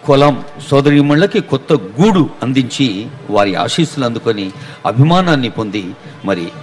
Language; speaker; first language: Telugu; native; Telugu